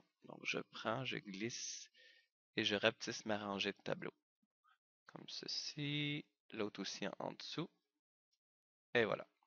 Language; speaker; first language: French; native; French